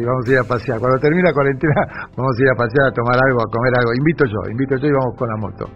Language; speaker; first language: Spanish; native; Spanish